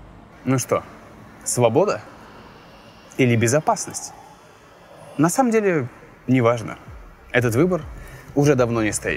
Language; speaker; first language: Russian; native; Russian